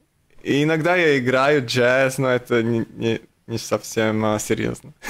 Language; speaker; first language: Russian; non-native, local second language; Latvian